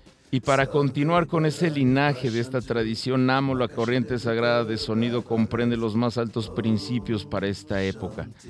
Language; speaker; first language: Spanish; native; Spanish